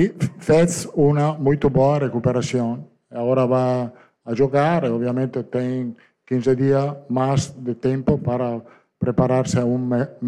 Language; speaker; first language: Portuguese; non-native, fluent; Italian